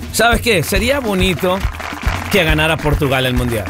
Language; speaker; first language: Spanish; early bilingual, heritage; Spanish